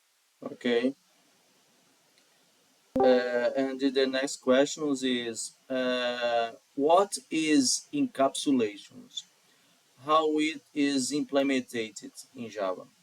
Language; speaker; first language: English; non-native, learner; Portuguese